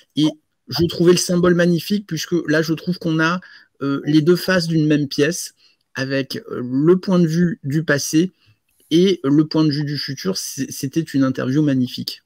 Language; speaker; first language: French; native; French